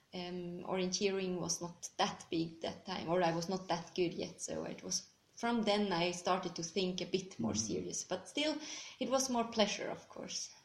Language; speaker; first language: English; non-native, fluent; Swiss German